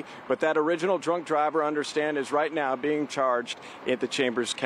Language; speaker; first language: English; native; English